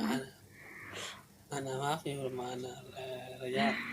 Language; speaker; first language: Arabic; non-native, learner; Oromo